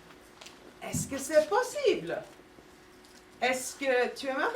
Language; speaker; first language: French; non-native, fluent; English